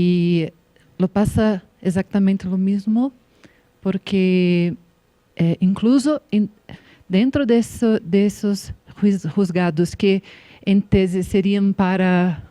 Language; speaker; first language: Spanish; non-native, learner; Portuguese